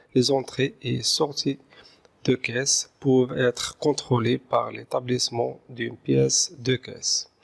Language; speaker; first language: French; non-native, local second language; Arabic